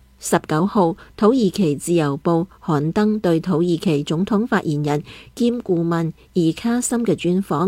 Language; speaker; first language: Chinese; non-native, local second language; Cantonese